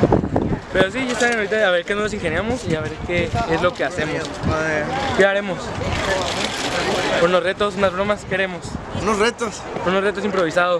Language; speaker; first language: Spanish; native; Spanish